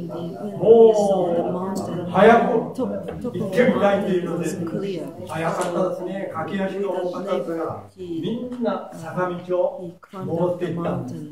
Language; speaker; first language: Japanese; native; Japanese